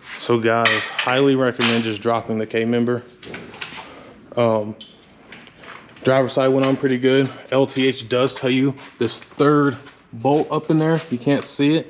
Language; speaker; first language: English; native; English